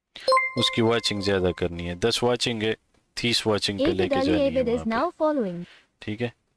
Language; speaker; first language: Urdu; non-native, local second language; Pashto